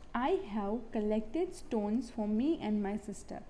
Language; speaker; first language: English; non-native, local second language; Gujarati